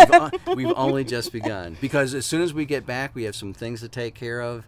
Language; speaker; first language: English; native; English